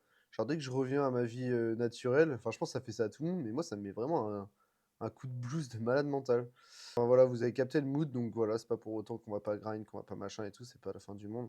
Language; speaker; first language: French; native; French